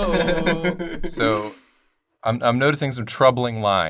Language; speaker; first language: English; native; English